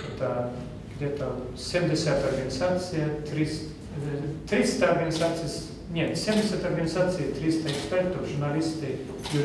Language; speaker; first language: Russian; non-native, fluent; Swedish